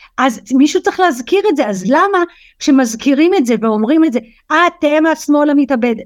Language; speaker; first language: Hebrew; early bilingual, other home language; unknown